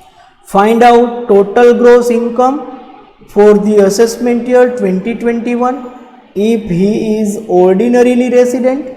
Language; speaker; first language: English; non-native, local second language; Gujarati